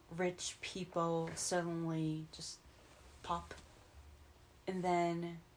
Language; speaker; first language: English; non-native, fluent; Japanese